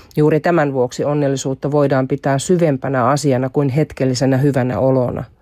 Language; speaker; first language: Finnish; native; Finnish